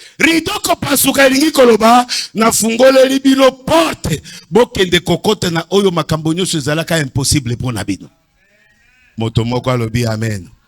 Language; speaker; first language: Lingala; native; Lingala